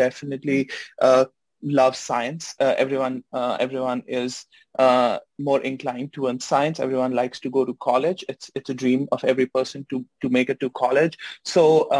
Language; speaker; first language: English; non-native, local second language; Hindi